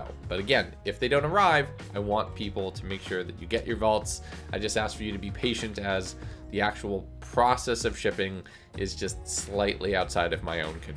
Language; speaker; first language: English; native; English